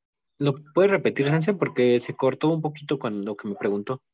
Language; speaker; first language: Spanish; native; Spanish